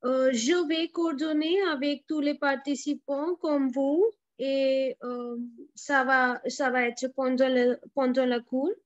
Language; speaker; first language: French; non-native, fluent; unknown